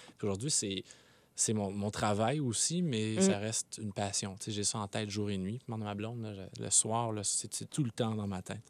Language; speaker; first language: French; native; French